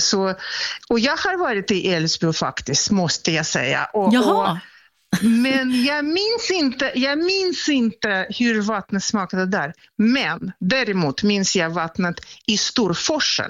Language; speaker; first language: Swedish; non-native, fluent; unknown